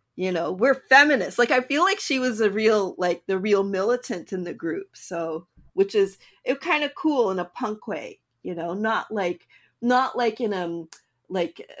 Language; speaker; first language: English; native; English